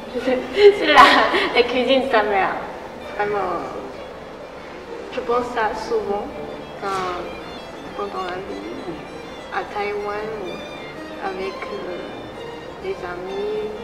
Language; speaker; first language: French; non-native, learner; Chinese